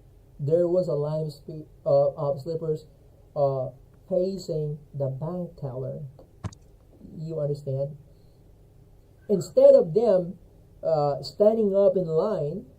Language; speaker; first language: English; non-native, fluent; Filipino